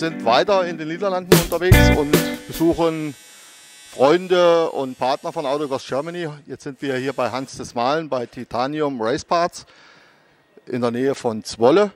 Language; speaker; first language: German; native; German